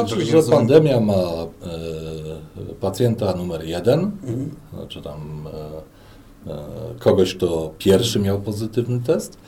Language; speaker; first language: Polish; native; Polish